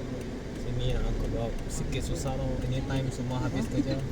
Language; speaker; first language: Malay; non-native, local second language; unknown